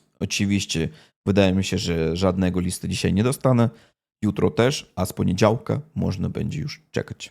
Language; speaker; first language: Polish; non-native, learner; Russian